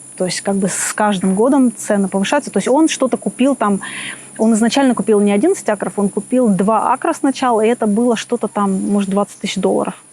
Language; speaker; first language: Russian; native; Russian